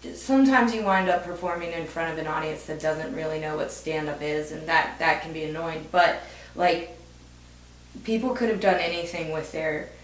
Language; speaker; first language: English; native; English